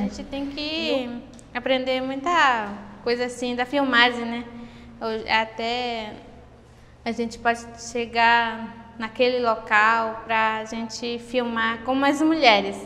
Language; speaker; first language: Portuguese; non-native, local second language; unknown